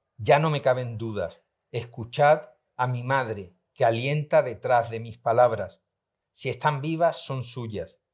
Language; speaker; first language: Spanish; native; Spanish